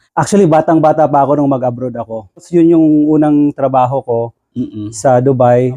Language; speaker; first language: Filipino; non-native, local second language; Bikol